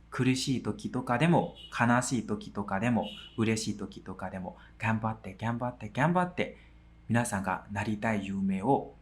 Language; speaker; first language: Japanese; non-native, fluent; Burmese